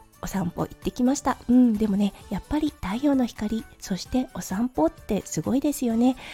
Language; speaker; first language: Japanese; native; Japanese